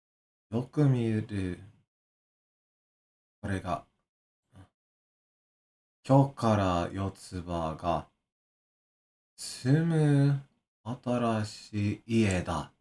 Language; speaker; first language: Japanese; non-native, learner; English